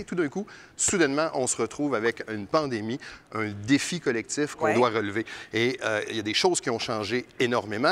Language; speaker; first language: French; native; French